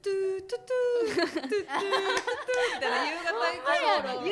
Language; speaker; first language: Japanese; native; Japanese